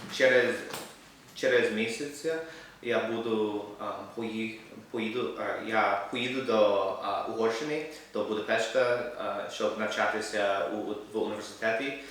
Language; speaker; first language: Ukrainian; non-native, learner; English